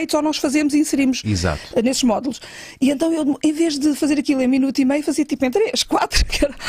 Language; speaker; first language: Portuguese; native; Portuguese